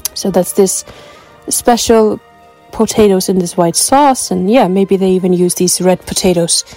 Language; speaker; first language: English; non-native, fluent; Icelandic